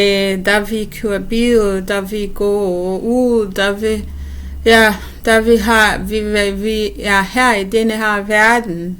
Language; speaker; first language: Danish; non-native, learner; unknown